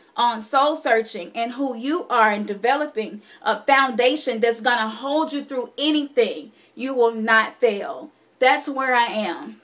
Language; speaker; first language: English; native; English